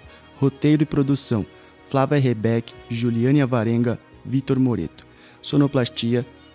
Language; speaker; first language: Portuguese; native; Portuguese